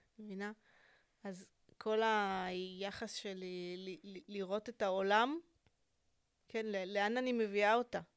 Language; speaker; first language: Hebrew; early bilingual, other home language; Russian